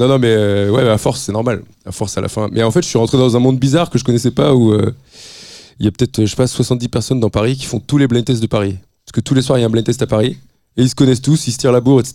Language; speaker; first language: French; native; French